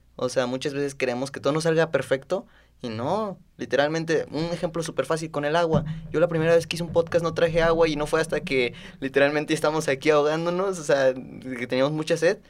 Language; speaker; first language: Spanish; native; Spanish